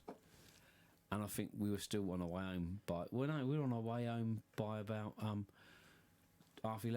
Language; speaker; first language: English; native; English